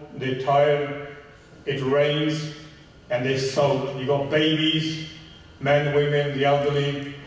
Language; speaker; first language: English; early bilingual, other home language; Punjabi